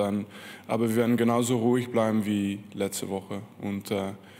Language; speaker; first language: German; non-native, fluent; French